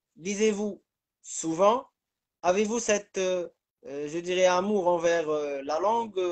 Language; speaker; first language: French; non-native, local second language; Arabic